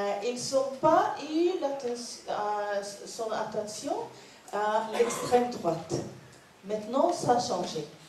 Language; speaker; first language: French; non-native, learner; Norwegian